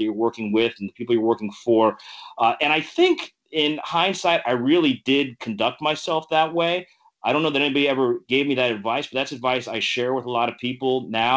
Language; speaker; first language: English; native; English